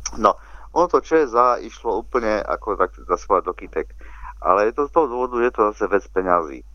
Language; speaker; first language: Slovak; native; Slovak